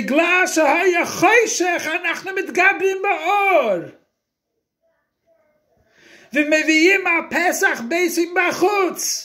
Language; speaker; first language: Hebrew; non-native, fluent; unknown